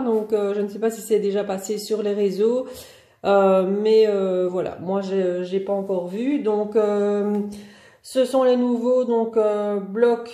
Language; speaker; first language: French; native; French